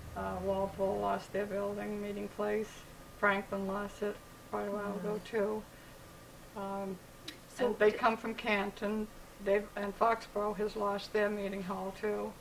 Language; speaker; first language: English; native; English